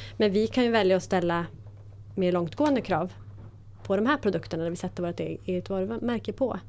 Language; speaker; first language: Swedish; native; Swedish